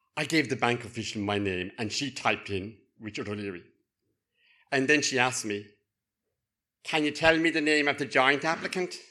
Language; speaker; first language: English; native; English